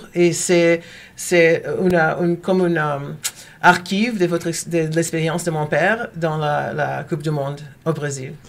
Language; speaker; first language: French; non-native, learner; Portuguese